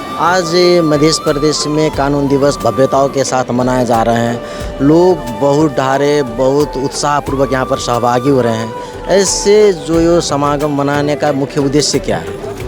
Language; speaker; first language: Hindi; non-native, local second language; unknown